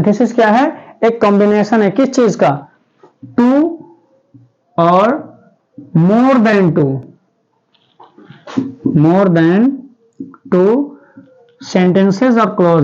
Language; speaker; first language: Hindi; native; Hindi